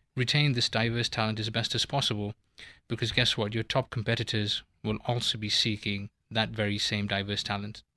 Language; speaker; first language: English; native; English